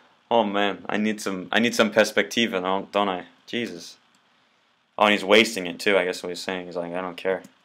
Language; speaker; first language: English; native; English